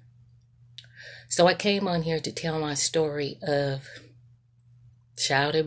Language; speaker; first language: English; native; English